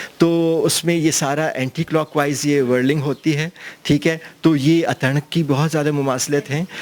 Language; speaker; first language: Urdu; non-native, local second language; Pashto